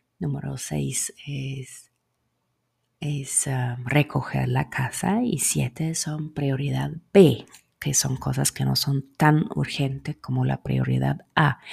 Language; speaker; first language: Spanish; non-native, fluent; German